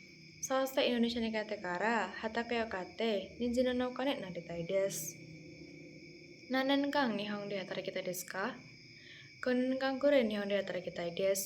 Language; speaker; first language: Japanese; non-native, learner; Indonesian